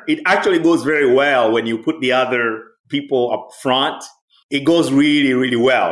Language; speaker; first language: English; non-native, local second language; Swahili